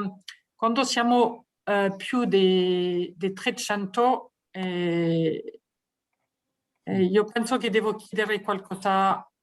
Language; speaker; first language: Italian; non-native, fluent; French